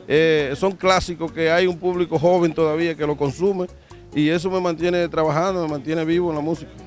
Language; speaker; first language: Spanish; native; Spanish